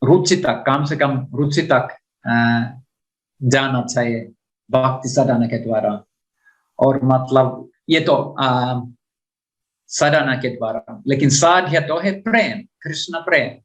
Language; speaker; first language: Hindi; non-native, learner; Finnish